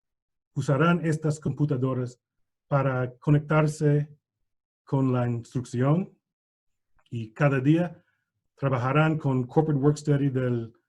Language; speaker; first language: Spanish; non-native, learner; English